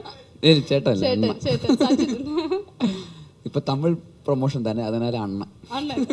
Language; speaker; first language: Tamil; non-native, learner; Malayalam